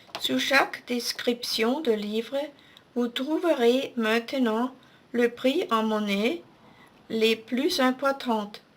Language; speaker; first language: French; non-native, fluent; German